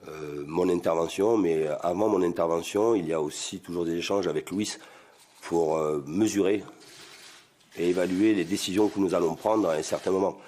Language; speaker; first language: French; native; French